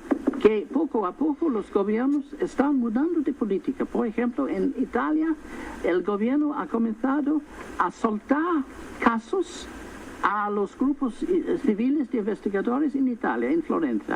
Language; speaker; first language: Spanish; non-native, fluent; English